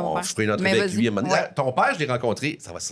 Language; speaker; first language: French; native; French